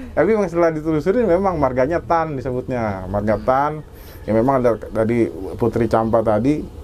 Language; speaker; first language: Indonesian; native; Indonesian